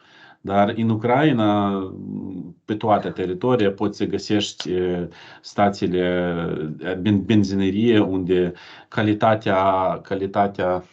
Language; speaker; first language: Romanian; non-native, learner; Ukrainian